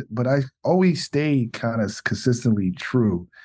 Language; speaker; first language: English; native; English